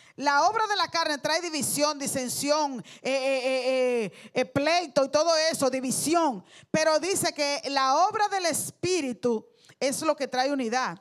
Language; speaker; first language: Spanish; native; Spanish